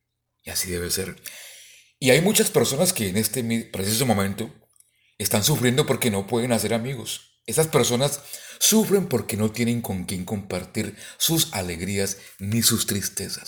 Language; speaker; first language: Spanish; native; Spanish